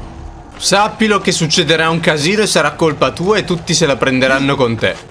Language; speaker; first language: Italian; native; Italian